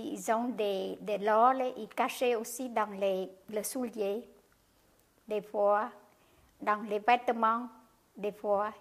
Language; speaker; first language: French; non-native, learner; Khmer